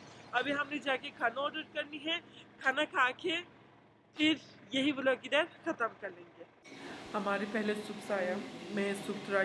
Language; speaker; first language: Hindi; non-native, fluent; Turkish